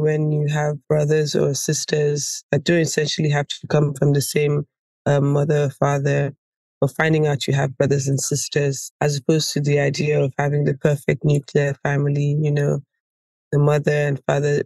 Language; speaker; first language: English; non-native, local second language; Yoruba